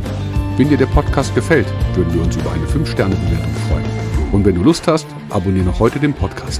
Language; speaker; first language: German; native; German